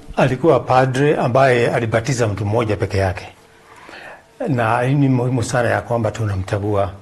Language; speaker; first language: Swahili; non-native, local second language; Kikuyu